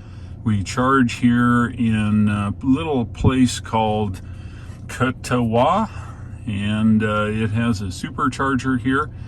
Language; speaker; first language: English; native; English